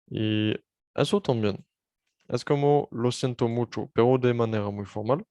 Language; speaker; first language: Spanish; non-native, learner; French